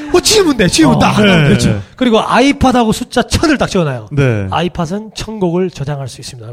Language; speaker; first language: Korean; native; Korean